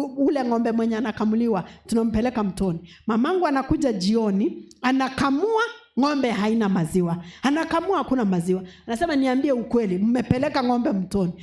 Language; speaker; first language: Swahili; non-native, local second language; Gusii